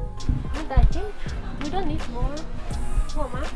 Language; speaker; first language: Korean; non-native, learner; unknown